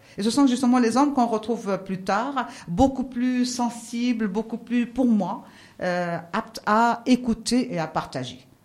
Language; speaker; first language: French; non-native, local second language; Arabic